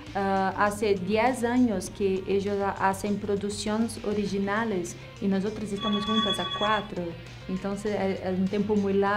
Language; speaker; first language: Spanish; non-native, fluent; Portuguese